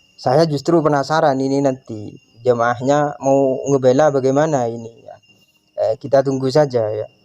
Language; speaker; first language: Indonesian; non-native, local second language; Madurese